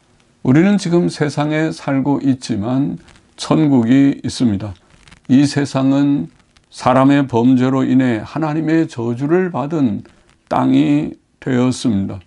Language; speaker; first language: Korean; native; Korean